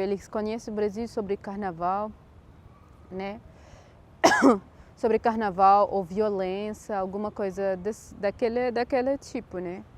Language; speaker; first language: Portuguese; non-native, fluent; Arabic